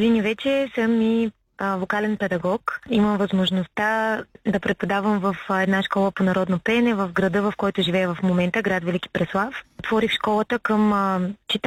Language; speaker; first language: Bulgarian; native; Bulgarian